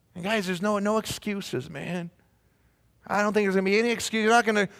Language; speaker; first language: English; native; English